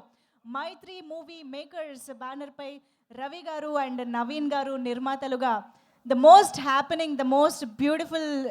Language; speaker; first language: Telugu; native; Telugu